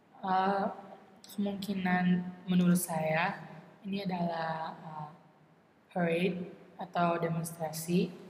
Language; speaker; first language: Indonesian; non-native, learner; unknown